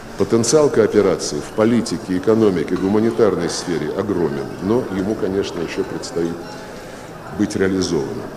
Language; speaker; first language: Russian; native; Russian